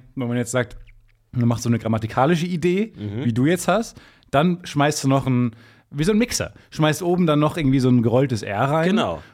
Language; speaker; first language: German; native; German